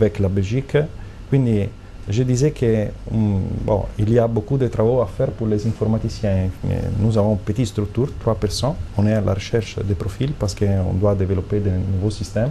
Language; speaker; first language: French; non-native, learner; Italian